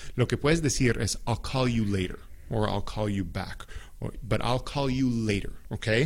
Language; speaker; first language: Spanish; non-native, fluent; English